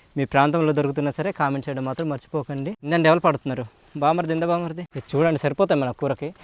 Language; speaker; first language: Telugu; non-native, local second language; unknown